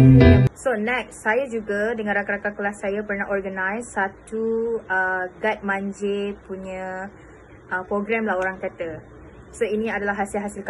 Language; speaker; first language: Malay; native; Malay